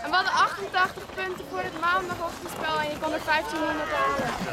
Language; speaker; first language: Dutch; native; Dutch